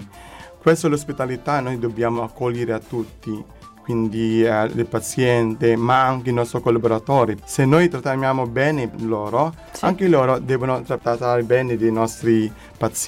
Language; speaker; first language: Italian; non-native, learner; Filipino